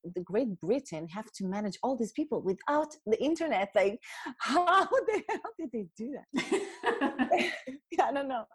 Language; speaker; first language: English; non-native, fluent; Hebrew